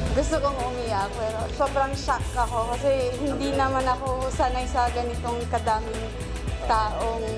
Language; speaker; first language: Filipino; native; Filipino